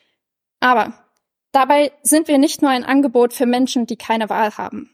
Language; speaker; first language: German; native; German